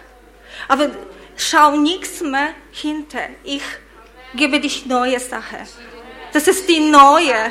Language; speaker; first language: German; non-native, learner; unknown